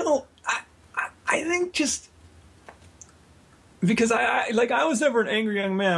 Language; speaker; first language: English; native; English